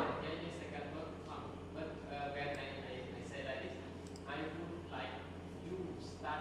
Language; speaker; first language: English; non-native, learner; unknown